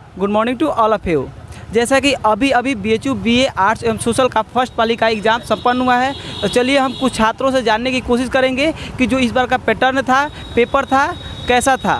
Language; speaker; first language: Hindi; native; Hindi